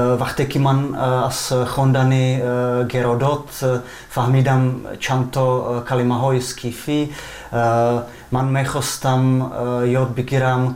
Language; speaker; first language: Persian; non-native, fluent; Czech